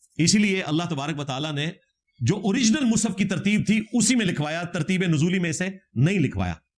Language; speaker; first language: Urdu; native; Urdu